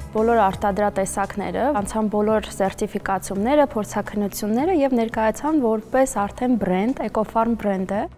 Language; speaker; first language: Armenian; native; Armenian